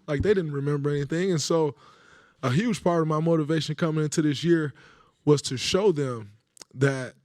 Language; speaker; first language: English; native; English